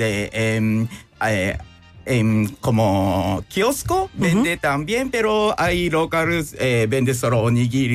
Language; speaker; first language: Spanish; non-native, learner; Japanese